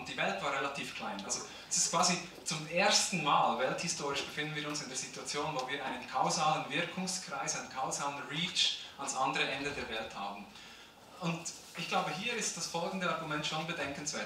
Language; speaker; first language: German; native; German